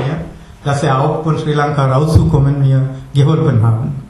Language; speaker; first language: German; non-native, learner; Sinhala